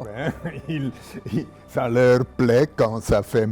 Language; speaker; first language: French; non-native, local second language; German